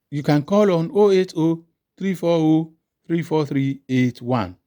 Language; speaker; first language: English; non-native, local second language; Yoruba